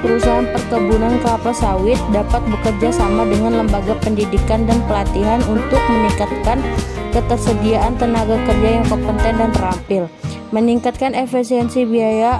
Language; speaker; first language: Indonesian; native; Indonesian